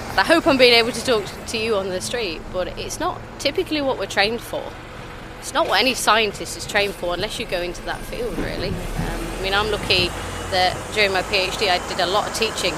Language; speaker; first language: English; native; English